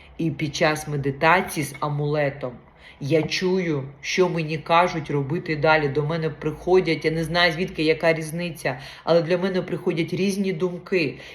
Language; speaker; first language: Ukrainian; non-native, local second language; Russian